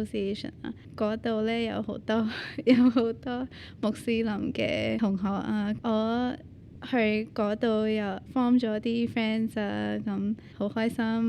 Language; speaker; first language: Cantonese; early bilingual, other home language; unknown